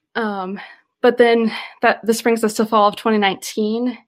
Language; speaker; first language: English; native; English